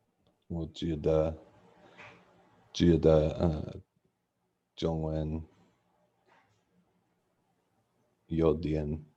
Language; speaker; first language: Chinese; non-native, learner; English